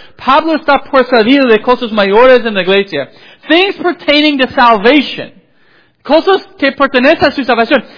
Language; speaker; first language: Spanish; non-native, fluent; English